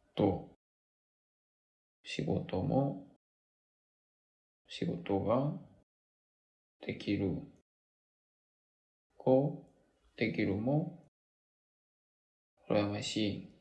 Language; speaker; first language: Japanese; non-native, learner; Korean